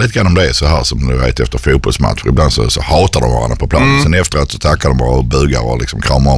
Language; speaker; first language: Swedish; native; Swedish